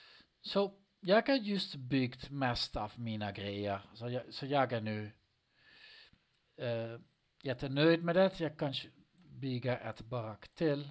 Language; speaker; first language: Swedish; non-native, learner; Dutch